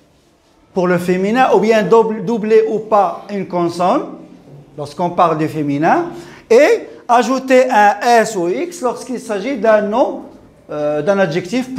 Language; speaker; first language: French; non-native, local second language; Arabic